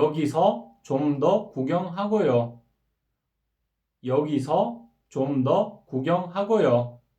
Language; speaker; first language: Korean; non-native, fluent; Kyrgyz